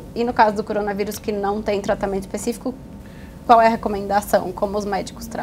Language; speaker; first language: Portuguese; native; Portuguese